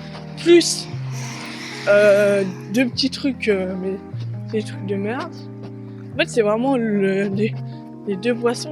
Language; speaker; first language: French; native; French